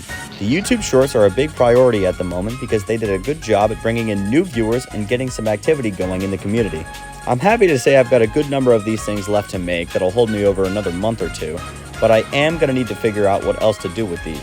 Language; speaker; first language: English; native; English